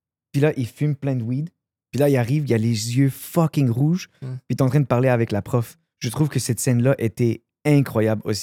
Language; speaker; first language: French; native; French